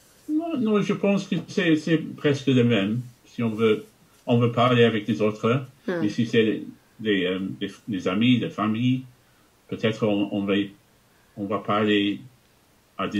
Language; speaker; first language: French; non-native, fluent; English